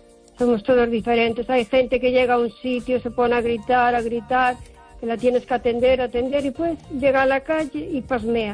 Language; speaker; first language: Spanish; non-native, local second language; Galician